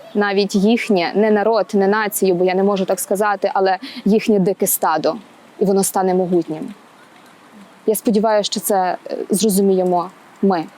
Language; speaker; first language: Ukrainian; native; Ukrainian